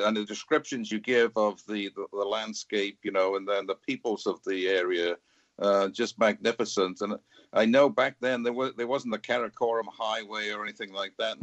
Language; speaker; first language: English; native; English